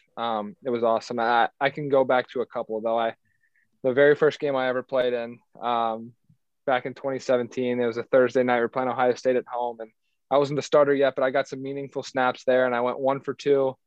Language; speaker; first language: English; native; English